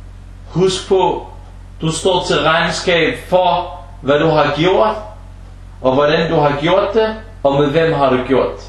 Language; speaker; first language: Danish; non-native, fluent; Arabic